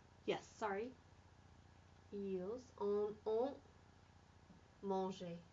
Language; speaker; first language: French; non-native, fluent; English